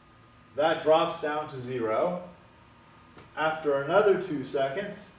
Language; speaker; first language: English; native; English